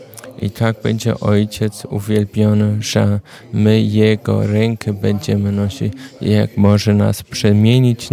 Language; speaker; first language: Polish; non-native, learner; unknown